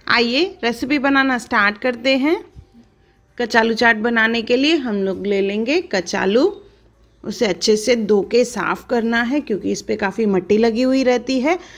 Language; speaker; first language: Hindi; non-native, local second language; Sindhi